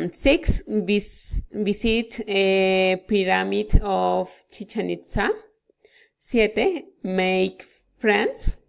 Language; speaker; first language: English; non-native, learner; Spanish